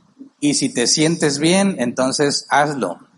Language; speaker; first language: Spanish; native; Spanish